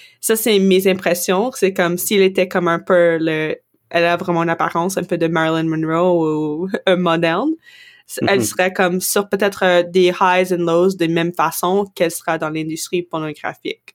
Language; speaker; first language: French; non-native, local second language; English